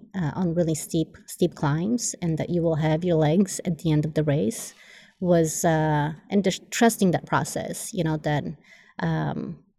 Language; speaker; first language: English; non-native, fluent; Polish